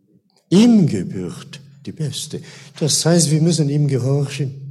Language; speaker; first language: German; non-native, fluent; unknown